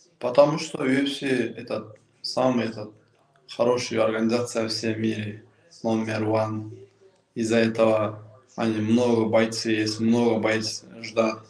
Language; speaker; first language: Russian; non-native, local second language; Kyrgyz